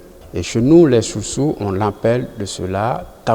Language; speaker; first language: French; non-native, local second language; Susu